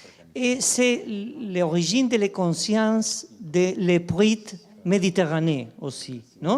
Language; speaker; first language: French; non-native, fluent; Spanish